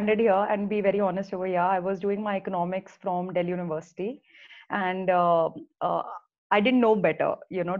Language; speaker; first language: English; non-native, local second language; Hindi